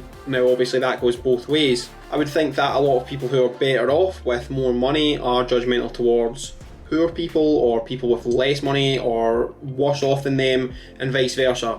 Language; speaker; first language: English; native; English